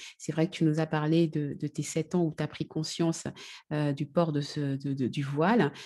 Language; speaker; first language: French; native; French